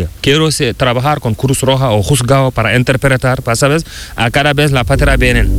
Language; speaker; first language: Spanish; non-native, learner; Fula